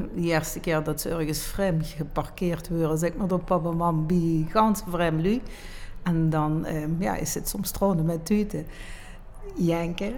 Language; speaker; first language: Dutch; native; Dutch